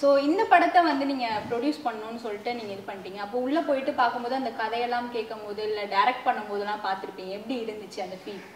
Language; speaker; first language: Tamil; native; Tamil